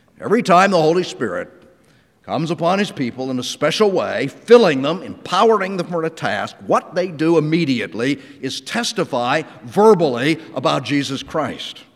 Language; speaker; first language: English; native; English